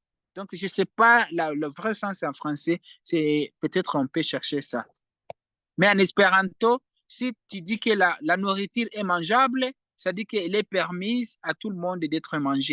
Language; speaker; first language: French; non-native, fluent; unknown